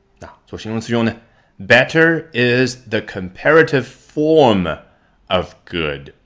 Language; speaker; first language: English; non-native, fluent; Chinese